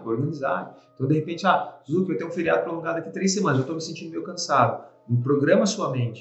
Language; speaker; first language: Portuguese; native; Portuguese